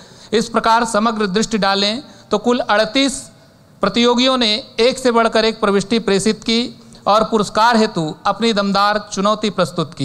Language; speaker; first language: Hindi; native; Hindi